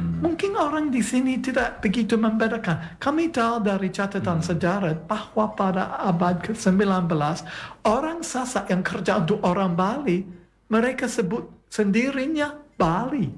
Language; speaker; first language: Indonesian; non-native, fluent; English